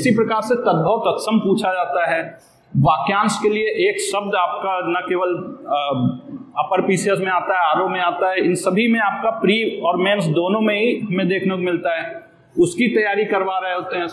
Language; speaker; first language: Hindi; native; Hindi